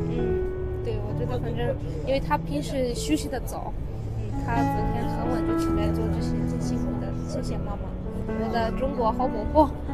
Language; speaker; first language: Chinese; non-native, fluent; Arabic